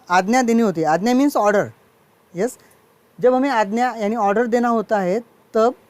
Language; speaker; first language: Hindi; non-native, local second language; Marathi